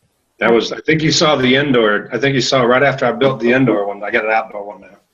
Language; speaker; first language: English; native; English